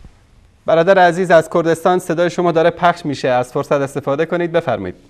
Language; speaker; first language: Persian; native; Persian